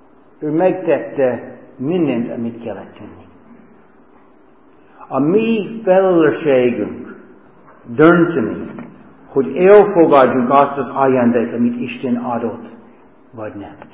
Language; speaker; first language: Hungarian; non-native, fluent; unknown